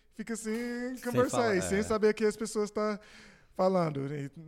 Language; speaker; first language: Portuguese; non-native, fluent; English